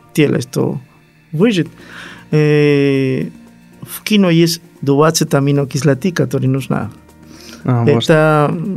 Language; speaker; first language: Russian; non-native, learner; Spanish